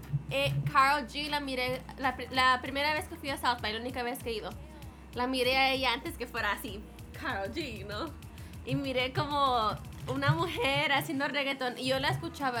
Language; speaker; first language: Spanish; early bilingual, heritage; Spanish